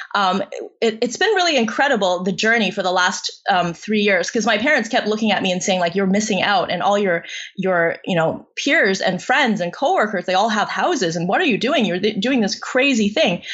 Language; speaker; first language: English; non-native, fluent; Chinese